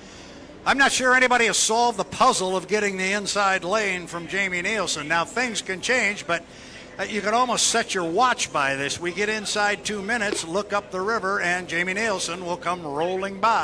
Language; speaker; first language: English; native; English